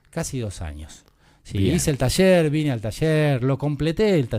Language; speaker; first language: Spanish; native; Spanish